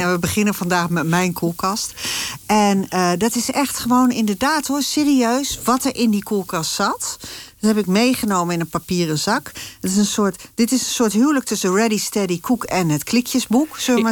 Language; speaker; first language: Dutch; native; Dutch